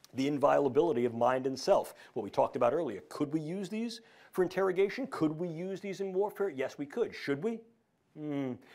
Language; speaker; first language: English; native; English